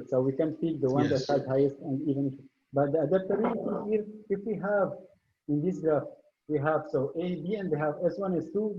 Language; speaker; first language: English; non-native, fluent; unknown